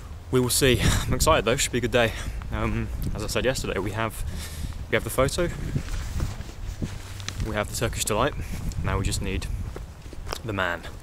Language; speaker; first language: English; native; English